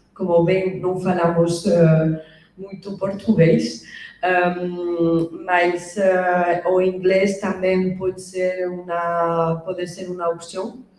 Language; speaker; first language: Portuguese; non-native, learner; Spanish